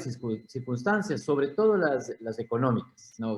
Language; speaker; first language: Spanish; native; Spanish